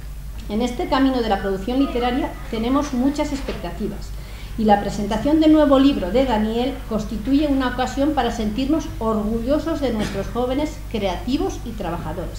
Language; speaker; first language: Spanish; native; Spanish